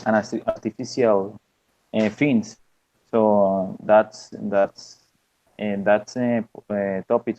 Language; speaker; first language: English; non-native, learner; Spanish